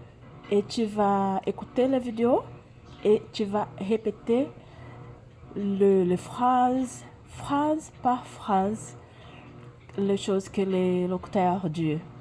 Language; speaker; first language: French; non-native, learner; Portuguese